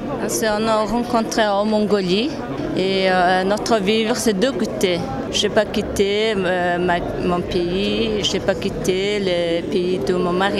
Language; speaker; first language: French; non-native, learner; Mongolian